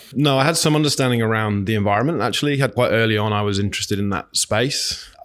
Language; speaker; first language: English; native; English